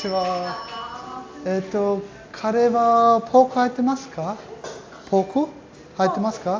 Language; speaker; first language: Japanese; non-native, learner; German